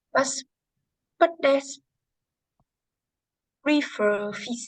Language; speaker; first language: English; non-native, learner; Vietnamese